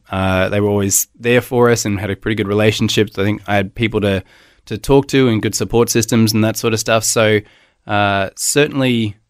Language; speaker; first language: English; native; English